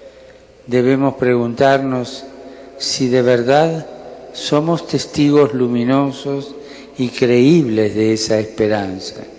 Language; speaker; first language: Spanish; native; Spanish